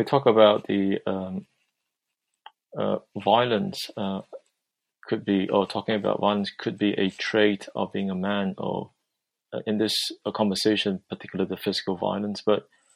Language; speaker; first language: English; non-native, local second language; Cantonese